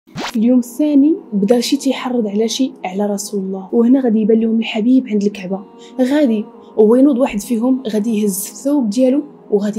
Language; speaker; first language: Arabic; native; Arabic